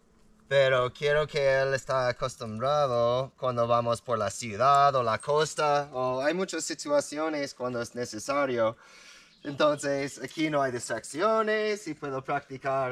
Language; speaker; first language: Spanish; non-native, fluent; English